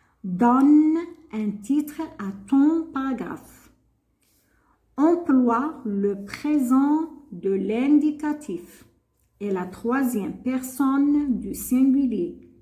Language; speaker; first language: French; non-native, local second language; Arabic